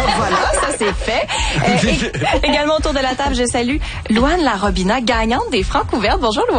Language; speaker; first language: French; native; French